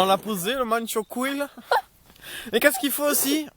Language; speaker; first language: French; native; French